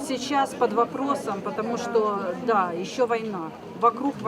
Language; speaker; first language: Russian; native; Russian